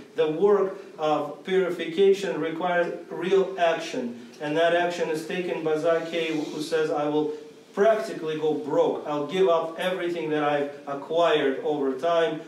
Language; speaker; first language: English; non-native, fluent; Russian